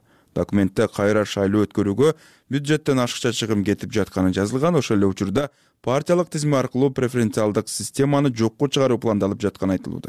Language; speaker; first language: Kyrgyz; native; Kyrgyz